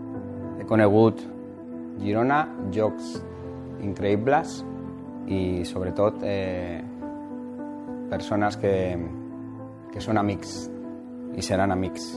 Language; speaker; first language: Catalan; non-native, local second language; Spanish